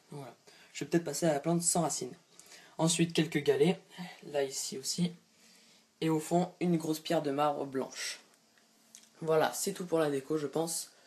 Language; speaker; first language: French; native; French